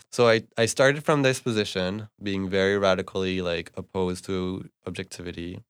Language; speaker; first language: English; non-native, fluent; French